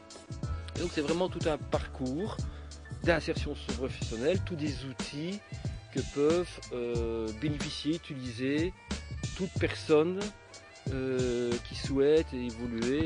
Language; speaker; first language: French; native; French